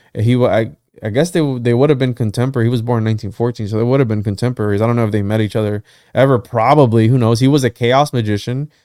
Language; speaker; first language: English; non-native, fluent; Spanish